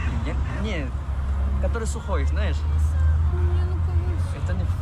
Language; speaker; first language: Russian; non-native, learner; Indonesian